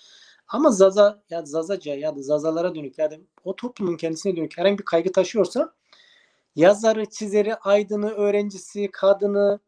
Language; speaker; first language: Turkish; native; Turkish